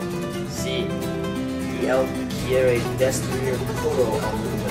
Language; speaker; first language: Spanish; non-native, learner; English